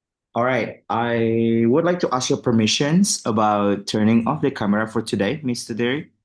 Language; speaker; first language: English; non-native, fluent; Indonesian